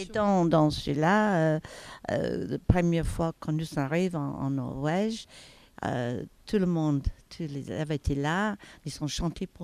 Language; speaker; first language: French; non-native, fluent; English